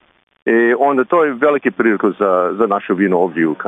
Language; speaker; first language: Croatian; early bilingual, heritage; Croatian